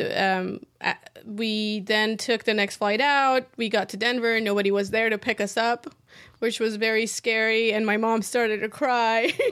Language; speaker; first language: English; early bilingual, other home language; Persian